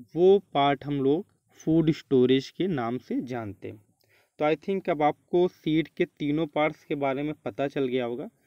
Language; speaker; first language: Hindi; native; Hindi